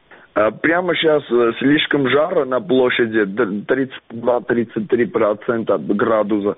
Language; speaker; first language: Russian; non-native, learner; Armenian